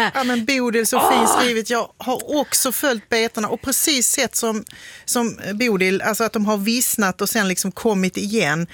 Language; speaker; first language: Swedish; native; Swedish